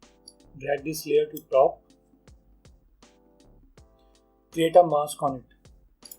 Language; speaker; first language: English; non-native, local second language; Hindi